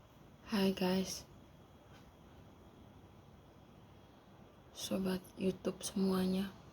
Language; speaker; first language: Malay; non-native, local second language; Javanese